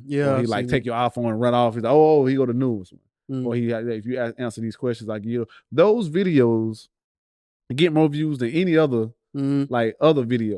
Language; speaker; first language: English; native; English